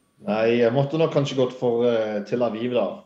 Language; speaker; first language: Norwegian; native; Norwegian